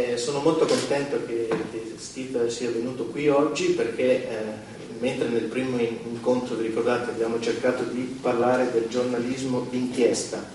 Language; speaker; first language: Italian; native; Italian